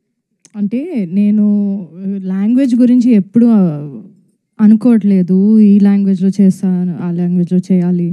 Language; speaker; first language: Telugu; non-native, fluent; Tamil